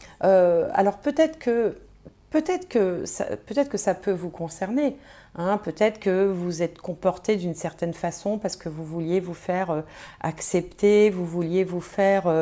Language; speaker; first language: French; native; French